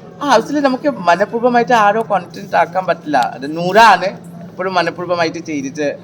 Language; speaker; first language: Malayalam; non-native, local second language; Assamese